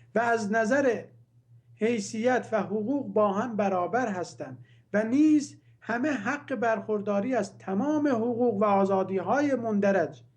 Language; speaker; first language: Persian; non-native, local second language; Azerbaijani